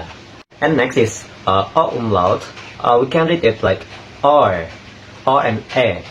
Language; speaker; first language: English; non-native, learner; Indonesian